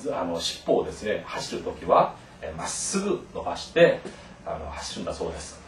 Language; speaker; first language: Japanese; non-native, fluent; Korean